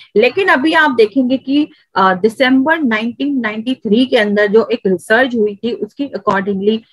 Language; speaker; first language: Hindi; native; Hindi